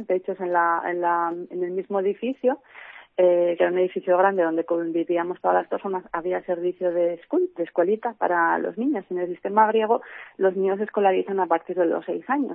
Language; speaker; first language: Spanish; native; Spanish